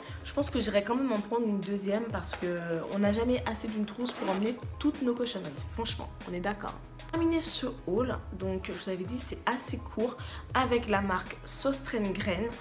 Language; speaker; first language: French; native; French